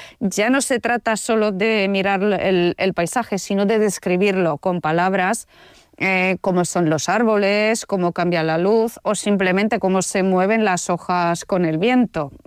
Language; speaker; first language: Spanish; non-native, fluent; Polish